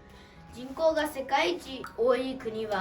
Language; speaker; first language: Japanese; early bilingual, other home language; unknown